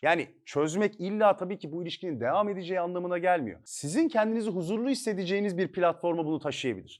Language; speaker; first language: Turkish; native; Turkish